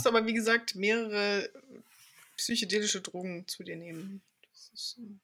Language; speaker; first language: German; native; German